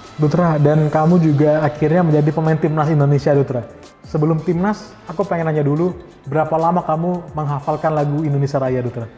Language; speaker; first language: Indonesian; native; Indonesian